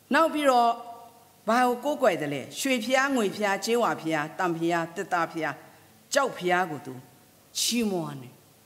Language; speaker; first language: Burmese; non-native, local second language; Kachin